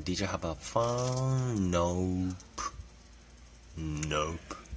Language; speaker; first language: English; non-native, learner; Japanese